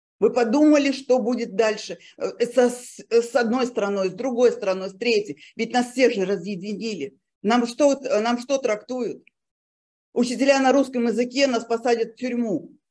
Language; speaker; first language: Russian; native; Russian